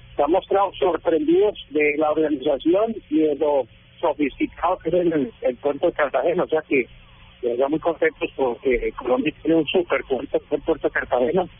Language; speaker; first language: Spanish; native; Spanish